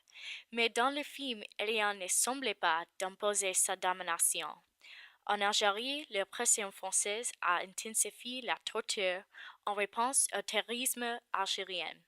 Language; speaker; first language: French; non-native, fluent; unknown